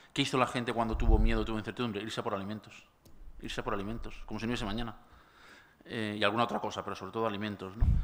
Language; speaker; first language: Spanish; native; Spanish